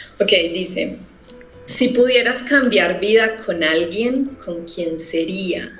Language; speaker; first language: Spanish; native; Spanish